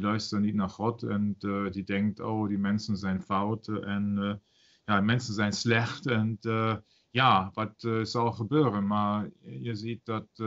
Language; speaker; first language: Dutch; non-native, learner; German